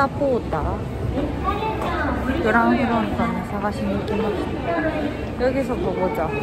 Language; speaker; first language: Japanese; non-native, fluent; Korean